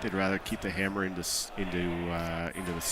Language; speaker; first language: English; native; English